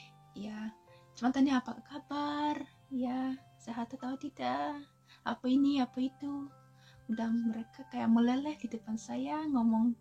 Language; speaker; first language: Indonesian; non-native, fluent; Russian